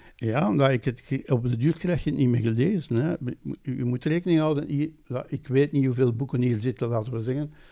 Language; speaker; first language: Dutch; native; Dutch